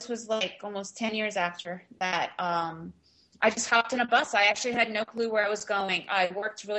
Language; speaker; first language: English; early bilingual, other home language; Russian